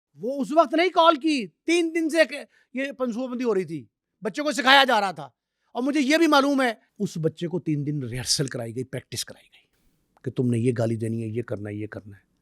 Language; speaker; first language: Urdu; non-native, local second language; Punjabi